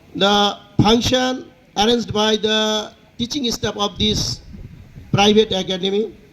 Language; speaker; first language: English; non-native, local second language; Bangla